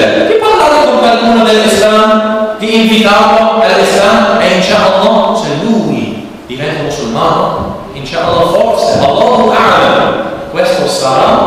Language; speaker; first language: Italian; non-native, learner; English